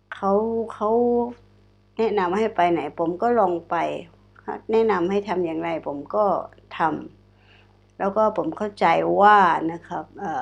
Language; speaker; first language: Thai; non-native, local second language; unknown